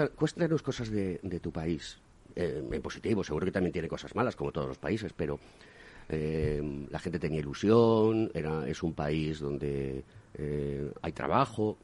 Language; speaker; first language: Spanish; native; Spanish